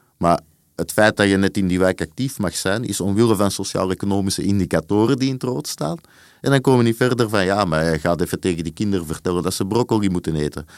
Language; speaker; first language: Dutch; native; Dutch